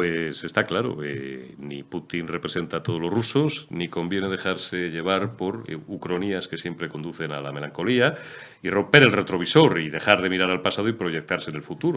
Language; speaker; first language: Spanish; native; Spanish